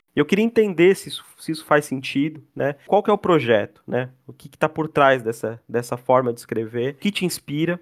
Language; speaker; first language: Portuguese; native; Portuguese